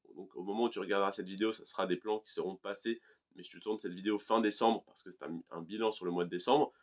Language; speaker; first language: French; native; French